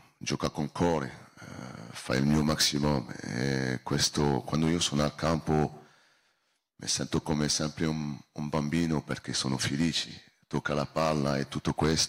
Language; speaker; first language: Italian; non-native, learner; French